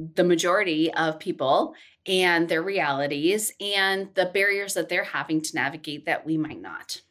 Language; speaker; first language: English; native; English